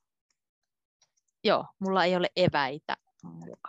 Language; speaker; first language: Finnish; native; Finnish